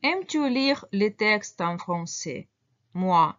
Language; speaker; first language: French; non-native, fluent; Ukrainian